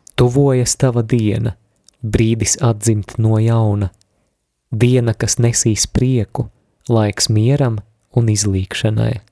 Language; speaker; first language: Latvian; native; Latvian